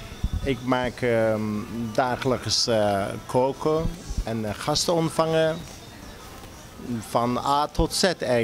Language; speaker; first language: Dutch; non-native, fluent; Turkish